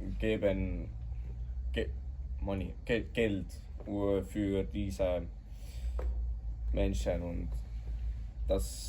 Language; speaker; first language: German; non-native, learner; Estonian